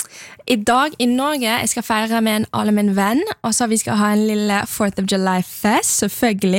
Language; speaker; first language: Norwegian; non-native, learner; English